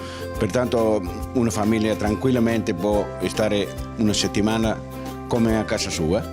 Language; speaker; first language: Italian; non-native, fluent; Spanish